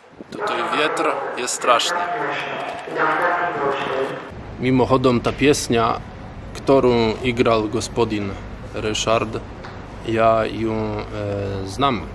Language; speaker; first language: Polish; non-native, learner; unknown